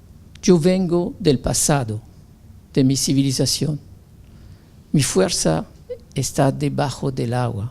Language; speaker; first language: Spanish; non-native, fluent; French